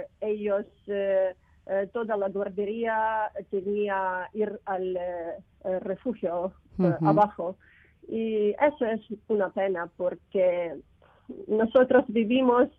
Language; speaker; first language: Spanish; non-native, learner; Ukrainian